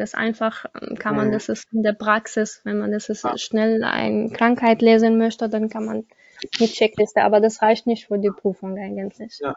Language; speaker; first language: German; non-native, learner; Arabic